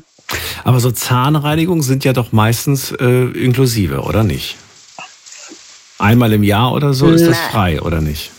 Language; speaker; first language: German; native; German